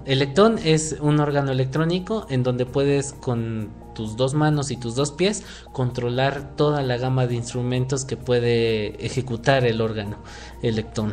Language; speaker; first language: Spanish; native; Spanish